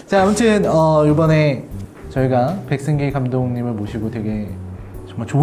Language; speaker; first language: Korean; native; Korean